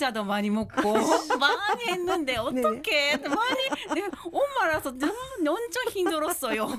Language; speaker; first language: Korean; non-native, learner; Japanese